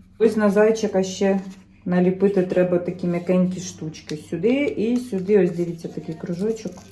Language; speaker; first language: Ukrainian; native; Ukrainian